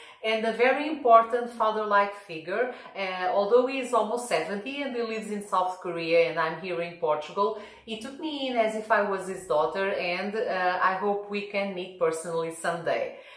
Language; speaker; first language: English; non-native, fluent; Portuguese